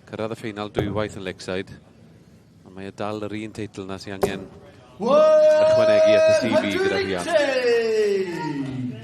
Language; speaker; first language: Welsh; native; Welsh